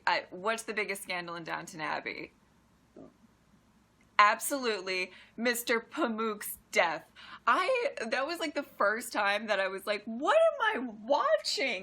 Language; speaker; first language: English; native; English